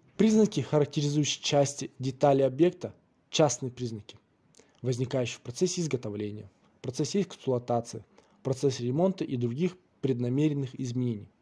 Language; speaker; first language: Russian; non-native, local second language; Kazakh